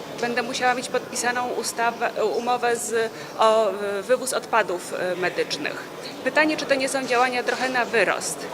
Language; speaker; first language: Polish; native; Polish